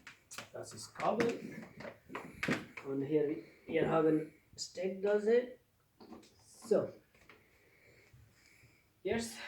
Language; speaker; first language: German; non-native, learner; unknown